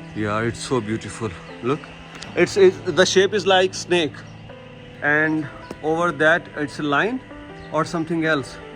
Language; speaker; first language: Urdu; native; Urdu